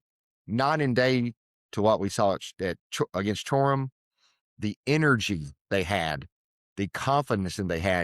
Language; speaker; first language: English; native; English